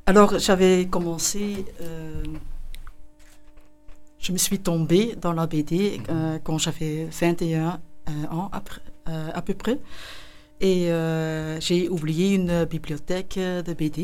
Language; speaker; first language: French; non-native, local second language; Dutch